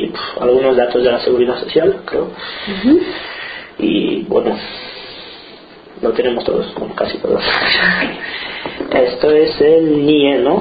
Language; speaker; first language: Spanish; non-native, fluent; Romanian